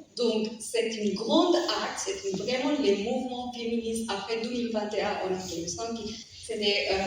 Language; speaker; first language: French; non-native, fluent; Persian